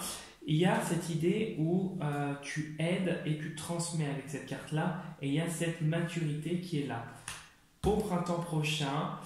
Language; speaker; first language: French; native; French